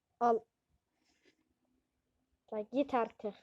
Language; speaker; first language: Turkish; native; Turkish